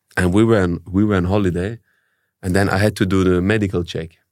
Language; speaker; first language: English; early bilingual, heritage; German